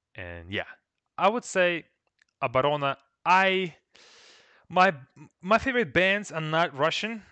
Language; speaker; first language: English; non-native, fluent; Russian